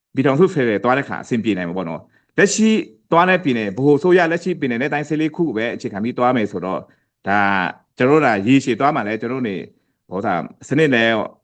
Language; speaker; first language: Burmese; non-native, local second language; Pa'o Karen